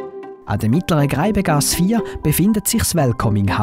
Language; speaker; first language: German; native; German